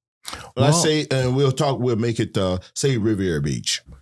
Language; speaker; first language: English; native; English